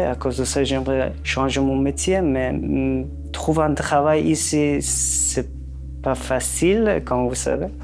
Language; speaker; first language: French; non-native, learner; Persian